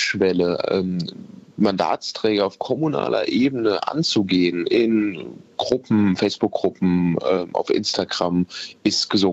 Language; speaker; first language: German; native; German